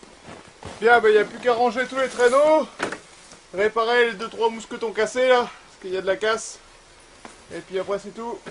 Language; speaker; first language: French; native; French